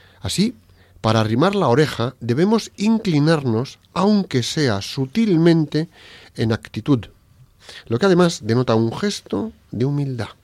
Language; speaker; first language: Spanish; native; Spanish